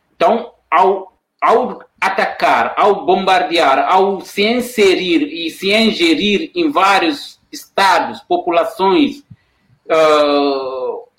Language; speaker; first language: Portuguese; non-native, fluent; Wolof